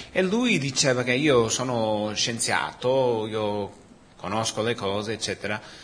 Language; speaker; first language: Italian; non-native, fluent; Spanish